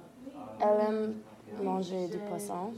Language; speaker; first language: French; non-native, learner; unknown